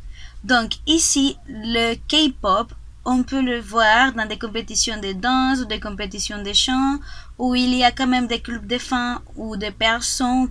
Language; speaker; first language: French; non-native, learner; Spanish